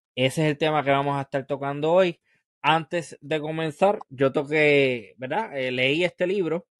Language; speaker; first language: Spanish; native; Spanish